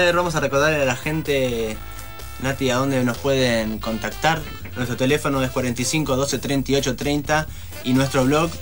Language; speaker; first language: Spanish; native; Spanish